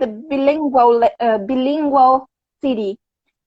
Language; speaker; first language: English; non-native, fluent; Portuguese